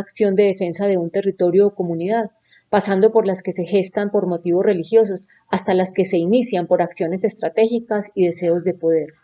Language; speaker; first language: Spanish; native; Spanish